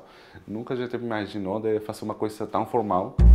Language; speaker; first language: Portuguese; non-native, fluent; Spanish